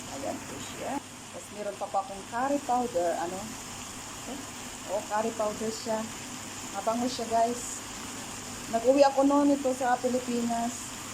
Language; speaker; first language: Filipino; non-native, local second language; Iloko